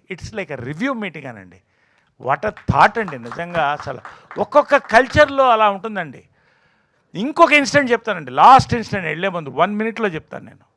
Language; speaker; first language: Telugu; native; Telugu